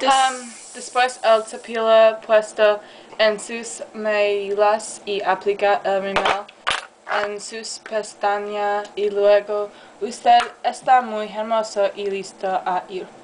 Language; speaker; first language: Spanish; non-native, learner; English